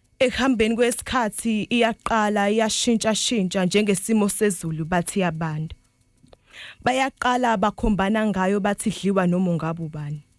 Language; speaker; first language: Zulu; non-native, local second language; Swati